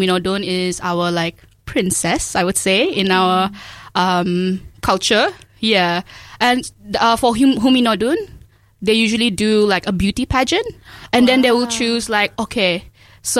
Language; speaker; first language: English; non-native, local second language; Malay